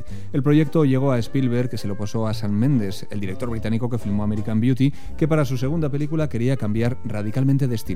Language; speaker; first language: Spanish; native; Spanish